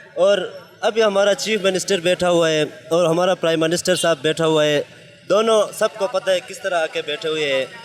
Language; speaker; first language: Urdu; non-native, local second language; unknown